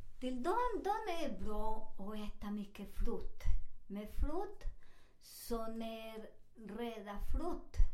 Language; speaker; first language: Swedish; non-native, fluent; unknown